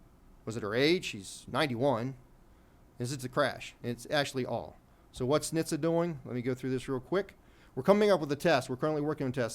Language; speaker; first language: English; native; English